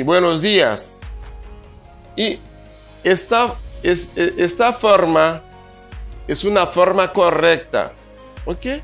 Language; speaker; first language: Spanish; non-native, fluent; Haitian Creole